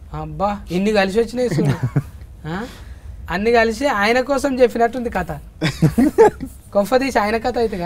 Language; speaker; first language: Telugu; native; Telugu